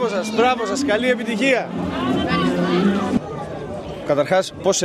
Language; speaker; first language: Greek; native; Greek